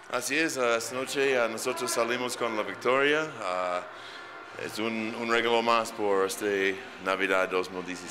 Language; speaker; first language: Spanish; non-native, fluent; English